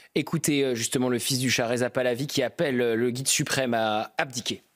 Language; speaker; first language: French; native; French